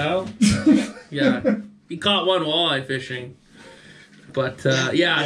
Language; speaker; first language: English; native; English